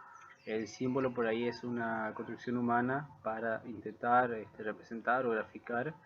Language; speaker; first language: Spanish; native; Spanish